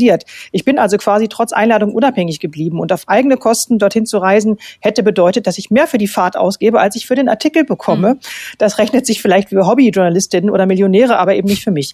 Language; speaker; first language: German; native; German